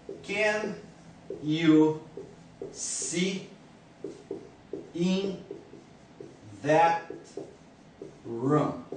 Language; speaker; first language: English; non-native, fluent; Portuguese